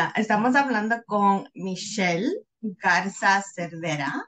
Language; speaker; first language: Spanish; native; Spanish